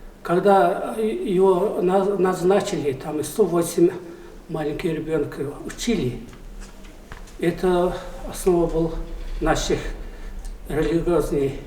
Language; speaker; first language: Russian; non-native, learner; Mongolian